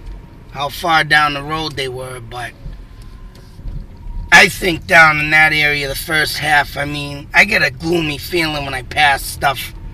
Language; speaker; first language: English; native; English